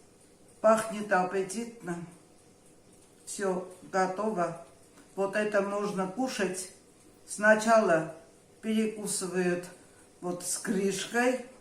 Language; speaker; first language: Russian; non-native, fluent; Armenian